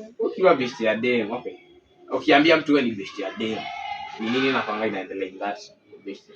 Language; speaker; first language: Swahili; native; Swahili